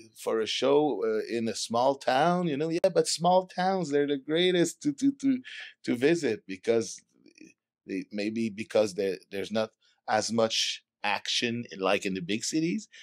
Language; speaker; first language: English; non-native, fluent; French